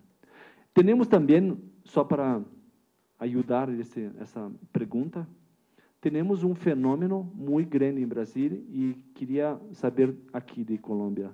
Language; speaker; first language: Spanish; non-native, learner; Portuguese